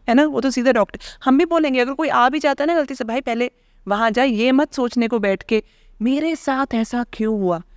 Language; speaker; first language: Hindi; native; Hindi